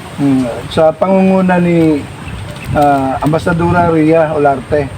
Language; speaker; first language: Filipino; non-native, local second language; Cebuano